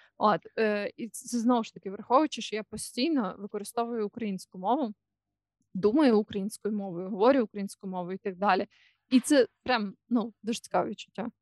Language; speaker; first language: Ukrainian; non-native, local second language; Russian